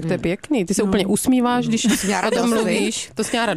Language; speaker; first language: Czech; native; Czech